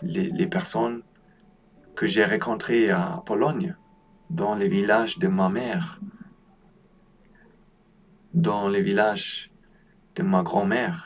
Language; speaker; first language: French; non-native, learner; Polish